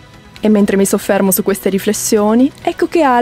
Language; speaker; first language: Italian; native; Italian